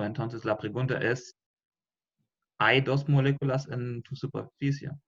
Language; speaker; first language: Spanish; non-native, fluent; German